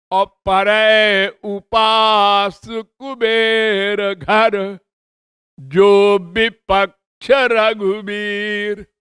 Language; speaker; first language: Hindi; native; Hindi